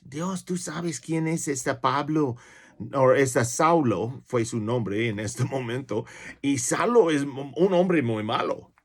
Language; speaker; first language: Spanish; non-native, fluent; English